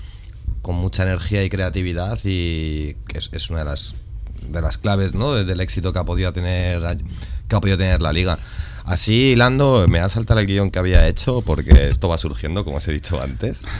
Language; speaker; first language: Spanish; native; Spanish